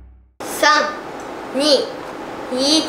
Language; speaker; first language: Japanese; native; Japanese